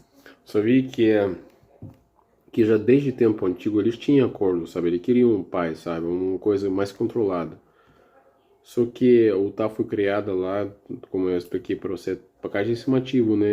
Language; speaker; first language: Portuguese; non-native, learner; Russian